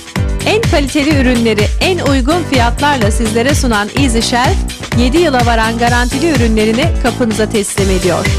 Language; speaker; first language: Turkish; native; Turkish